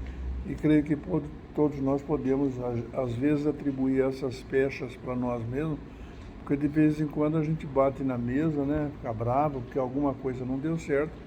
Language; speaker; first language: Portuguese; native; Portuguese